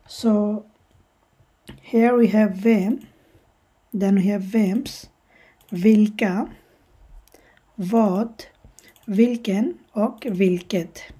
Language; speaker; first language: Swedish; non-native, fluent; Bangla